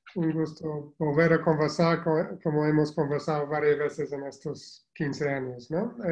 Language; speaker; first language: Spanish; non-native, fluent; English